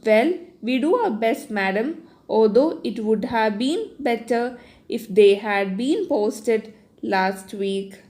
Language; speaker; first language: English; non-native, local second language; Malayalam